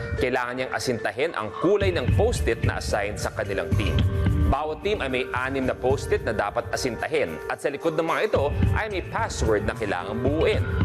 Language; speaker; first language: Filipino; native; Filipino